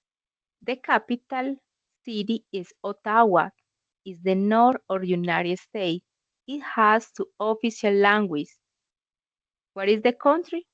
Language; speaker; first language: English; non-native, learner; Spanish